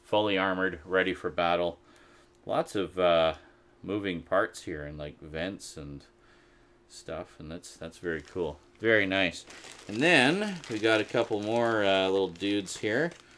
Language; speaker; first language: English; native; English